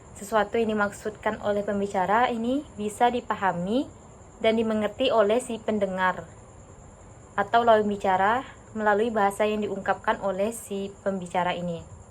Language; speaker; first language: Indonesian; non-native, local second language; Minangkabau